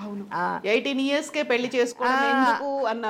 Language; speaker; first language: Telugu; native; Telugu